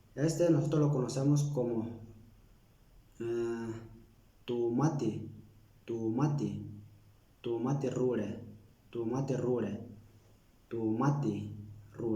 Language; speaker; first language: Spanish; non-native, local second language; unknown